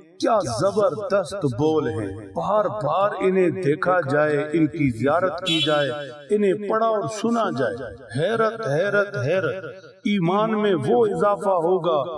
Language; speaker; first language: Urdu; native; Urdu